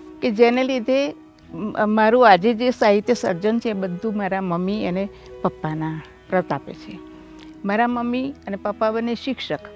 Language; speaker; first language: Gujarati; native; Gujarati